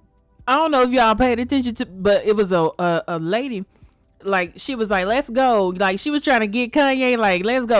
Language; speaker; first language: English; native; English